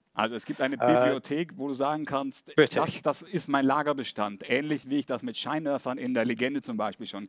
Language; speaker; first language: German; native; German